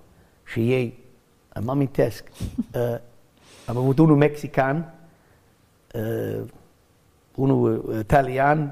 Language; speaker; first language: Romanian; non-native, learner; English